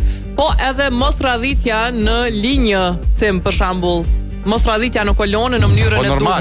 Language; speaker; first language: Albanian; native; Albanian